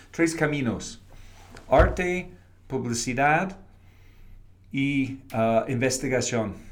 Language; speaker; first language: Spanish; non-native, fluent; English